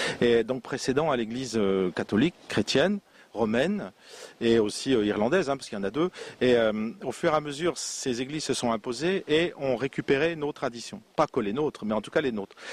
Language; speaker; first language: French; non-native, local second language; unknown